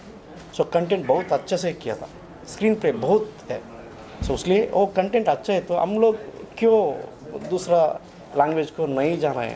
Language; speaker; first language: Hindi; non-native, learner; Kannada